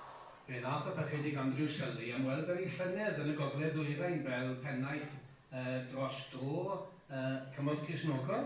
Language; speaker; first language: Welsh; native; Welsh